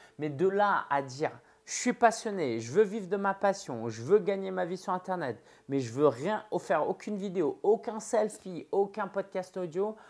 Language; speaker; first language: French; early bilingual, other home language; Chinese